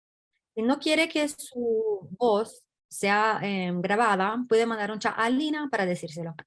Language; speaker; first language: Spanish; non-native, fluent; English